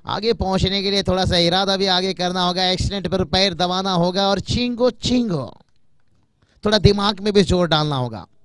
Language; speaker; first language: Hindi; non-native, local second language; Marathi